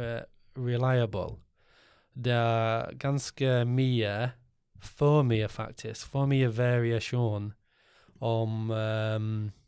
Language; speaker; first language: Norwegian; non-native, learner; English